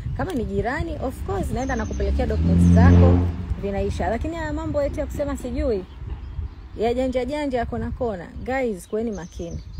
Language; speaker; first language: Swahili; native; Swahili